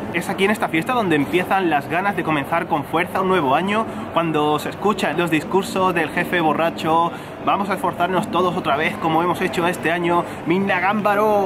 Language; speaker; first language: Spanish; native; Spanish